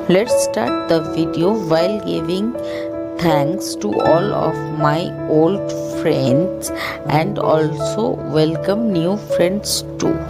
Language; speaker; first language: English; non-native, local second language; Bangla